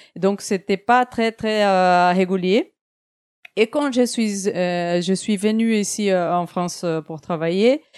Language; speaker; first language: French; non-native, fluent; Portuguese